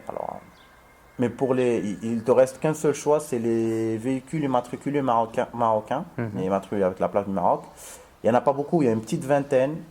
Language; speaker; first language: French; non-native, local second language; Arabic